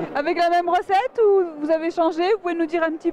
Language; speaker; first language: French; native; French